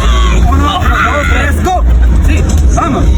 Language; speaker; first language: Spanish; non-native, learner; Punjabi